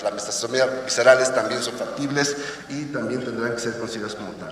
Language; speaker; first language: Spanish; native; Spanish